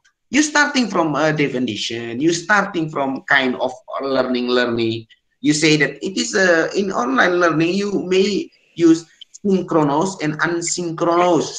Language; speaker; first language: English; non-native, learner; Indonesian